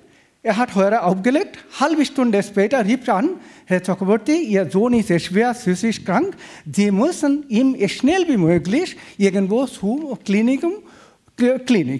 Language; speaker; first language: German; non-native, fluent; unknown